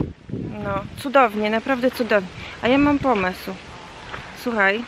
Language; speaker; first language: Polish; native; Polish